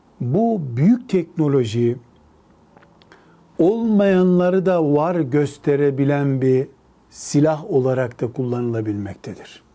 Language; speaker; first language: Turkish; native; Turkish